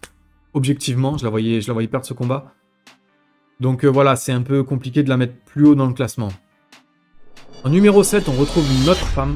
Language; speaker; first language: French; native; French